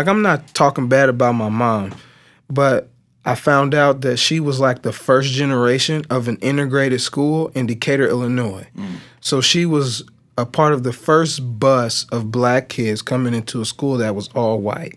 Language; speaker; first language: English; native; English